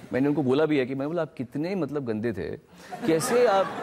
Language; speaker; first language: Hindi; native; Hindi